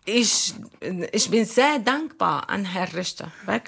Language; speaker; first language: German; non-native, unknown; Arabic